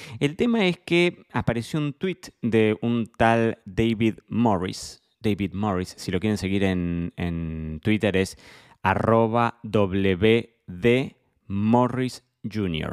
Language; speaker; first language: Spanish; native; Spanish